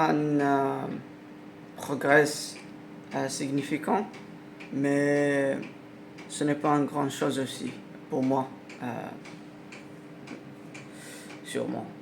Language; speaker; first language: French; non-native, learner; Arabic